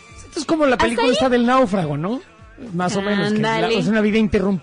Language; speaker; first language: Spanish; native; Spanish